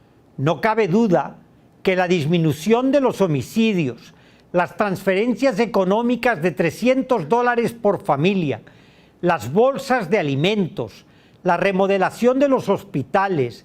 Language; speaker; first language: Spanish; native; Spanish